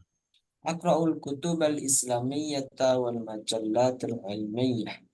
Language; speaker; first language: Arabic; non-native, fluent; Indonesian